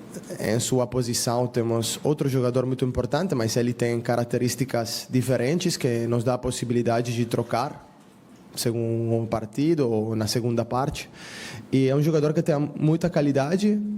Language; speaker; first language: Portuguese; non-native, fluent; Spanish